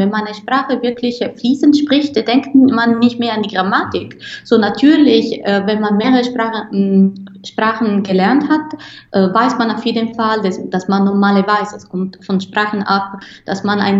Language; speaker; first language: German; non-native, fluent; Italian